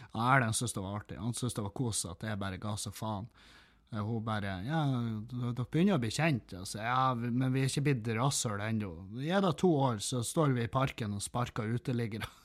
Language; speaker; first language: Norwegian; native; Norwegian